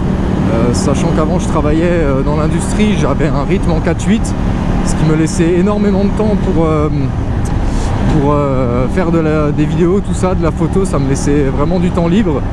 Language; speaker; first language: French; native; French